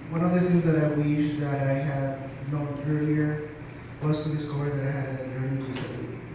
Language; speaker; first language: English; non-native, fluent; Spanish